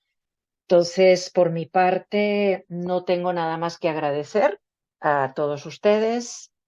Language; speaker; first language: Spanish; native; Spanish